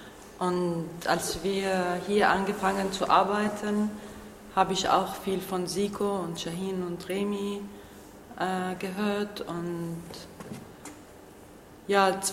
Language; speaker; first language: German; non-native, learner; Arabic